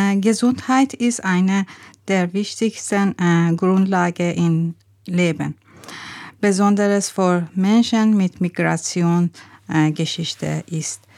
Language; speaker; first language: German; non-native, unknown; Persian